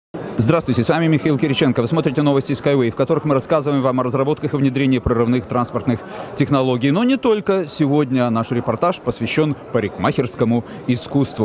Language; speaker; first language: Russian; native; Russian